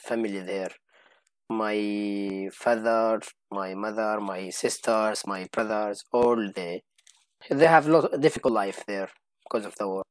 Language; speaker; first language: English; non-native, learner; Arabic